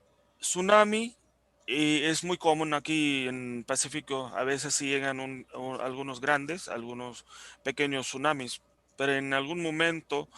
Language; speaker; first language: Spanish; non-native, fluent; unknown